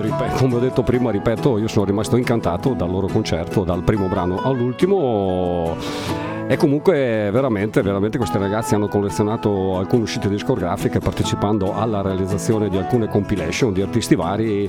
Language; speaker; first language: Italian; native; Italian